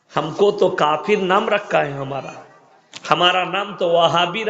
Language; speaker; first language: Hindi; non-native, local second language; Bangla